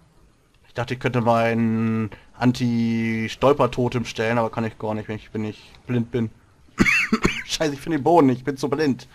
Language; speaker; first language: German; native; German